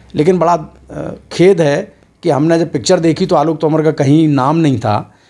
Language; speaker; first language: Hindi; native; Hindi